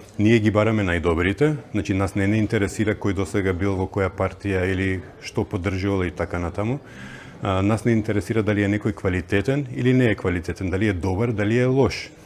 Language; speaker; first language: Macedonian; early bilingual, heritage; Macedonian